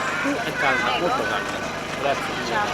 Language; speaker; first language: Italian; native; Italian